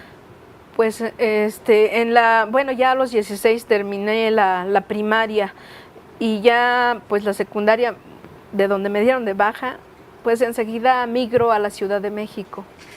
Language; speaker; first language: Spanish; non-native, local second language; Nahuatl languages